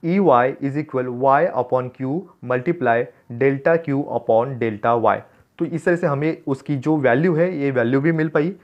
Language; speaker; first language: Hindi; non-native, local second language; Marathi